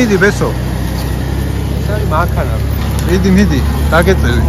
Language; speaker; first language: Georgian; native; Georgian